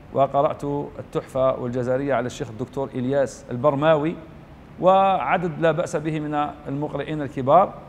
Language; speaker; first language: Arabic; native; Arabic